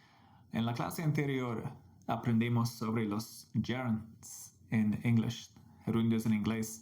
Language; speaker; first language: Spanish; non-native, fluent; English